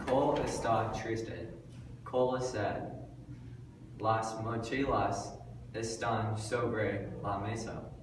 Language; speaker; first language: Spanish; non-native, learner; English